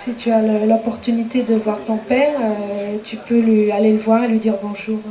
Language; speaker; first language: French; native; French